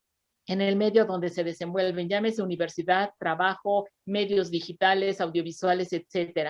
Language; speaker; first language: Spanish; native; Spanish